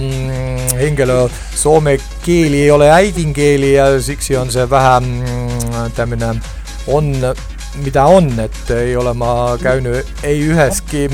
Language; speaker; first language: Finnish; non-native, learner; Estonian